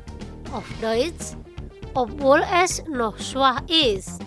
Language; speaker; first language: German; non-native, learner; Indonesian